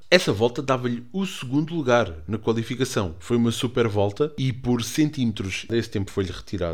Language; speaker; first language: Portuguese; native; Portuguese